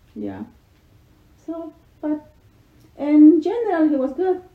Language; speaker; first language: English; non-native, learner; Spanish